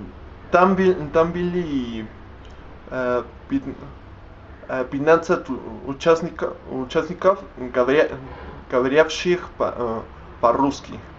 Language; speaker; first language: Russian; non-native, learner; Spanish